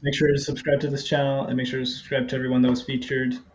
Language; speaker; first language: English; non-native, fluent; Norwegian